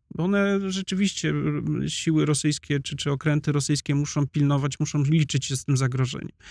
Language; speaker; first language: Polish; native; Polish